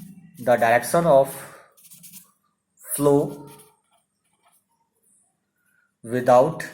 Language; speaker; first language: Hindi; native; Hindi